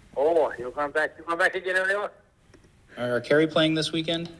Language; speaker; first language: English; native; English